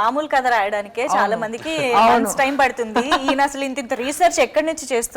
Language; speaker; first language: Telugu; native; Telugu